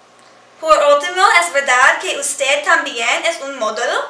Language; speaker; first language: Spanish; non-native, learner; English